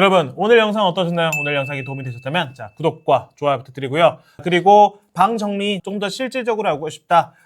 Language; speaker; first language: Korean; native; Korean